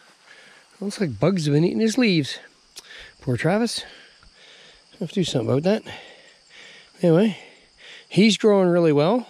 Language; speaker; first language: English; native; English